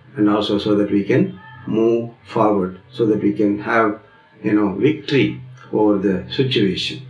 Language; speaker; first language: English; non-native, local second language; Tamil